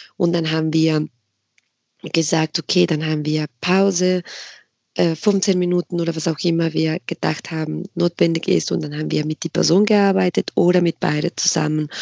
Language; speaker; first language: German; non-native, fluent; Spanish